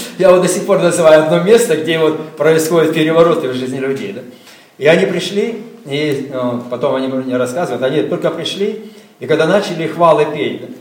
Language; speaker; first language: Russian; native; Russian